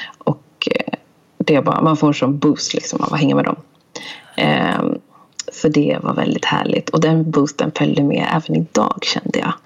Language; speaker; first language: Swedish; early bilingual, other home language; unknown